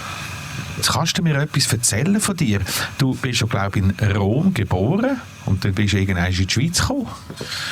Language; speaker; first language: German; native; German